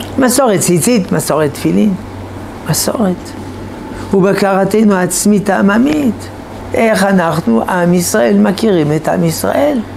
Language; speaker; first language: Hebrew; non-native, fluent; French